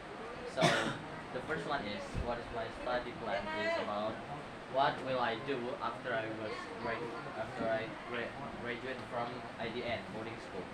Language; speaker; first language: English; non-native, learner; Indonesian